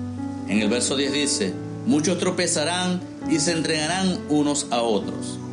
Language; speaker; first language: Spanish; native; Spanish